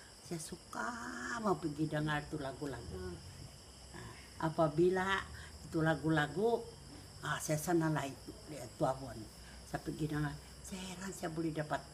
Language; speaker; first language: Indonesian; non-native, local second language; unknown